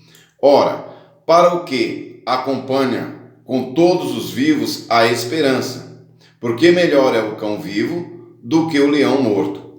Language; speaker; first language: Portuguese; native; Portuguese